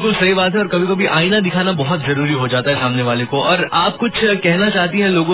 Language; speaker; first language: Hindi; native; Hindi